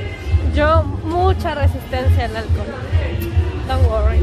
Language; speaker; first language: Spanish; non-native, learner; English